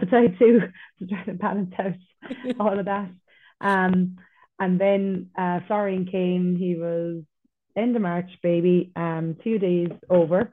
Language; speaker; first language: English; native; English